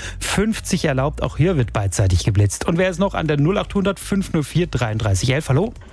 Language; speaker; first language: German; native; German